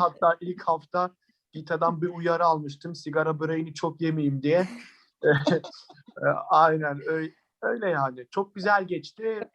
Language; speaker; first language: Turkish; early bilingual, heritage; Turkish